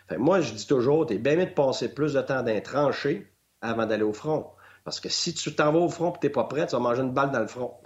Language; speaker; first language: French; native; French